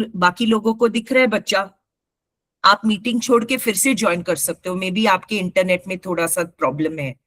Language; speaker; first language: Hindi; non-native, local second language; Marathi